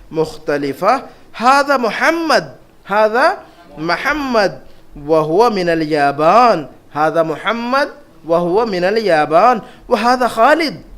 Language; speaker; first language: Arabic; non-native, fluent; Urdu